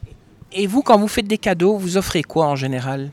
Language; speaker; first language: French; native; French